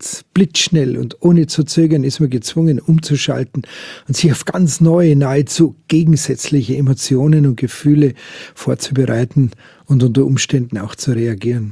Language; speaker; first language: German; native; German